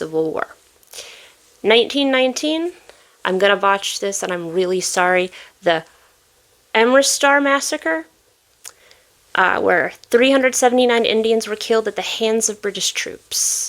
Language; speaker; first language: English; native; English